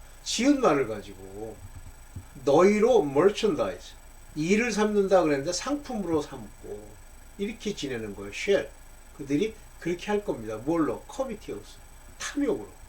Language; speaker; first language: Korean; native; Korean